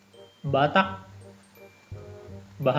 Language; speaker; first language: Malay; non-native, local second language; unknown